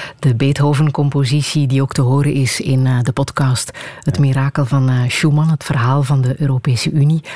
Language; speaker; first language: Dutch; native; Dutch